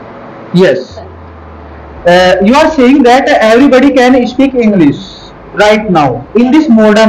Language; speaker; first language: English; non-native, local second language; Hindi